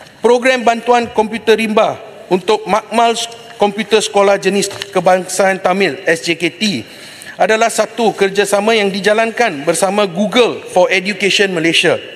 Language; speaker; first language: Malay; non-native, local second language; Tamil